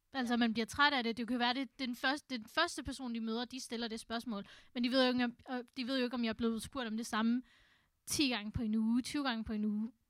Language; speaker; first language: Danish; early bilingual, other home language; Urdu